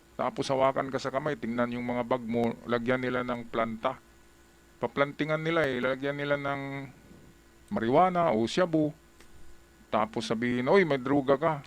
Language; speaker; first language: Filipino; native; Filipino